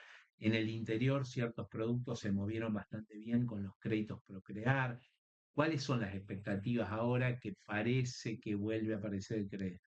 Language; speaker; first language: Spanish; native; Spanish